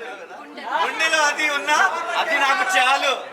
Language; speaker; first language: Telugu; non-native, learner; Hindi